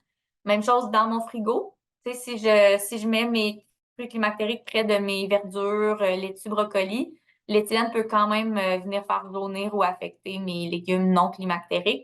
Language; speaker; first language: French; native; French